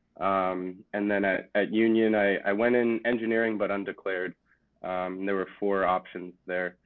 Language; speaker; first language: English; native; English